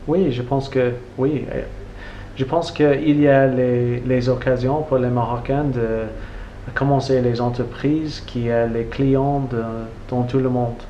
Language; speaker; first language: French; non-native, learner; English